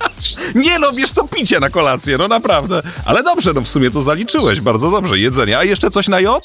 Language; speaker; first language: Polish; native; Polish